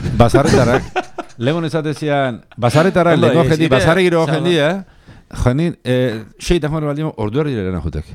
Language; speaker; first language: Basque; native; Basque